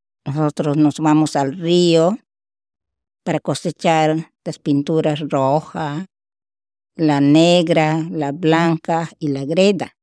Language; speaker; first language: Spanish; non-native, local second language; Shipibo-Conibo